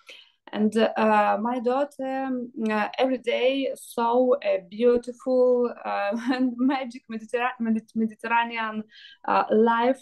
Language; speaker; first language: English; non-native, learner; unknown